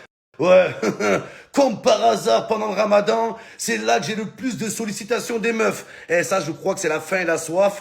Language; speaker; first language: French; native; French